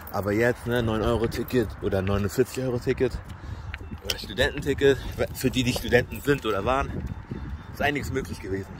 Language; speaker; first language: German; native; German